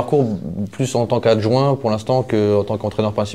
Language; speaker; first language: French; native; French